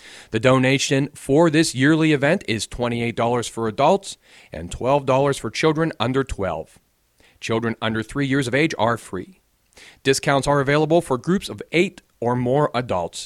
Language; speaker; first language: English; native; English